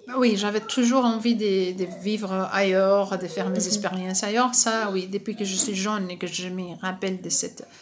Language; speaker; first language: French; non-native, fluent; Portuguese